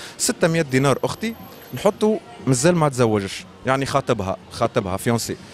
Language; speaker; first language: Arabic; native; Arabic